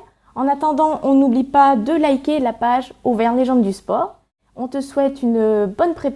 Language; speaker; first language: French; native; French